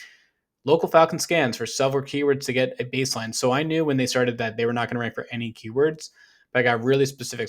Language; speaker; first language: English; native; English